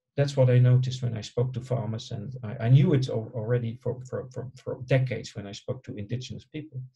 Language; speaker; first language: English; non-native, fluent; Dutch